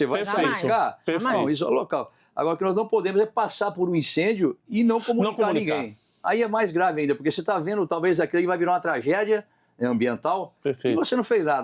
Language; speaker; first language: Portuguese; native; Portuguese